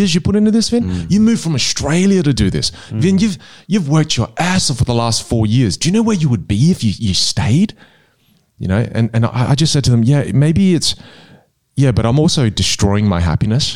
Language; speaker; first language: English; non-native, local second language; Min Nan Chinese